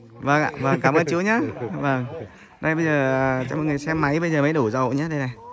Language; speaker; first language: Vietnamese; non-native, local second language; Tày